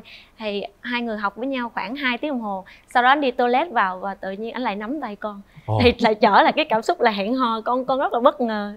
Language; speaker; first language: Vietnamese; native; Vietnamese